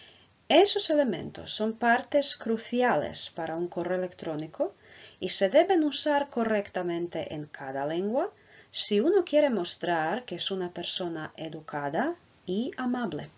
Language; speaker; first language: Spanish; non-native, fluent; Croatian